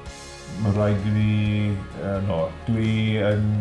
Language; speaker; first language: Welsh; non-native, learner; English